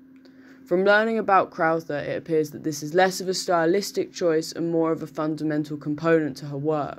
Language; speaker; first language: English; native; English